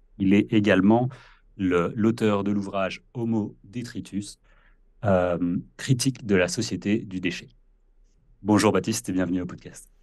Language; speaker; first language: French; native; French